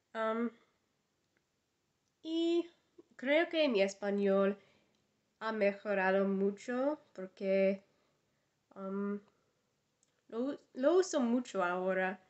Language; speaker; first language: Spanish; non-native, learner; English